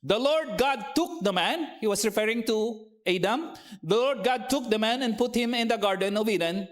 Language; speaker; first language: English; non-native, local second language; Filipino